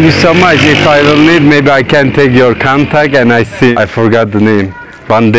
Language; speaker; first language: English; non-native, learner; Turkish